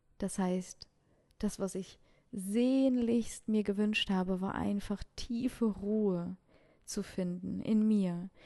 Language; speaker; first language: German; early bilingual, other home language; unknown